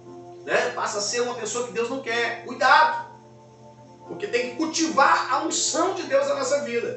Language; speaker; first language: Portuguese; native; Portuguese